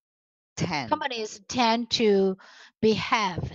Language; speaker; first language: English; non-native, learner; Chinese